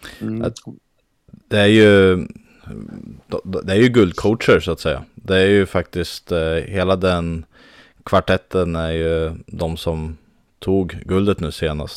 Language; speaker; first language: Swedish; native; Swedish